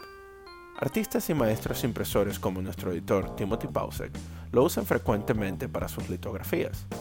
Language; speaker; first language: Spanish; native; Spanish